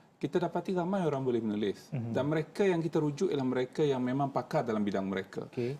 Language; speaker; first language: Malay; native; Malay